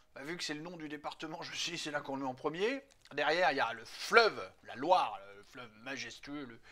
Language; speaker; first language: French; native; French